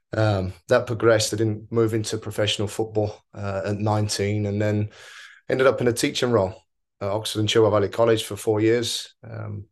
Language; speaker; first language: English; native; English